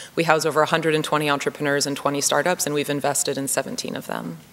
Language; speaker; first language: English; native; English